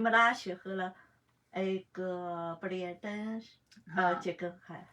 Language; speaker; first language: Hindi; non-native, fluent; Chinese